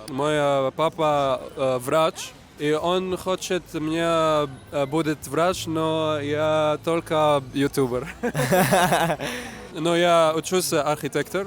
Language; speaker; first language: Russian; non-native, learner; Arabic